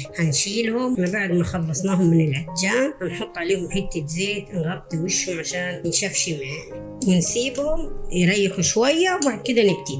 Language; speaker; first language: Arabic; native; Arabic